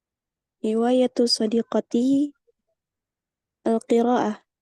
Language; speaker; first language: Arabic; non-native, learner; Indonesian